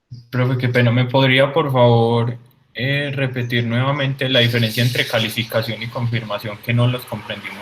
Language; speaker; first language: Spanish; native; Spanish